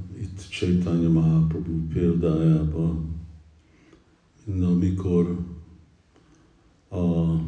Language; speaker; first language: Hungarian; early bilingual, heritage; English